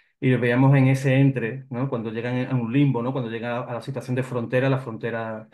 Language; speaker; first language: Spanish; native; Spanish